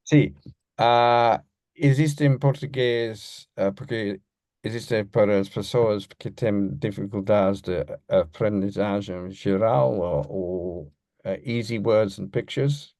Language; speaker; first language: Portuguese; non-native, learner; English